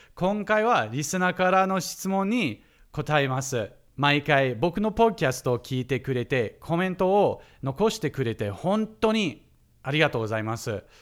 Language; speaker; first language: Japanese; non-native, fluent; English